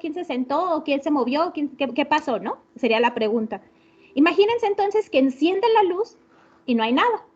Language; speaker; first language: Spanish; native; Spanish